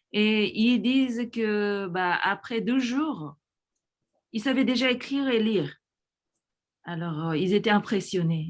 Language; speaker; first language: French; non-native, fluent; Korean